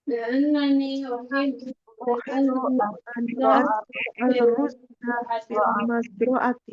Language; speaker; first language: Arabic; non-native, learner; Indonesian